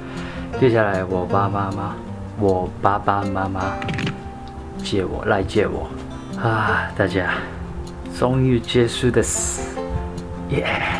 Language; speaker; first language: Chinese; non-native, learner; Japanese